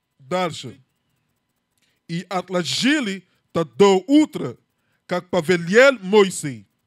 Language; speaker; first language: Russian; non-native, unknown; English